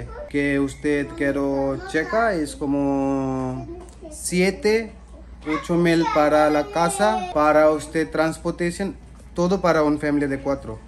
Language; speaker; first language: Spanish; non-native, learner; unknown